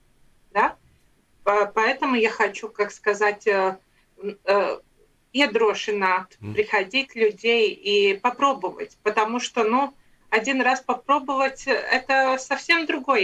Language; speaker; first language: Russian; non-native, local second language; Latvian